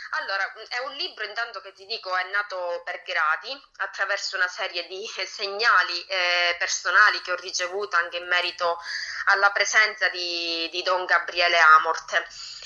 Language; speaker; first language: Italian; native; Italian